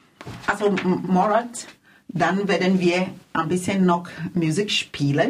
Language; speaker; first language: German; non-native, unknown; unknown